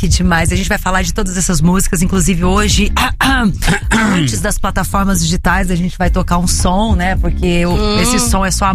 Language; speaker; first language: Portuguese; native; Portuguese